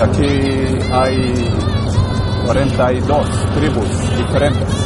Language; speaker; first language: Spanish; non-native, fluent; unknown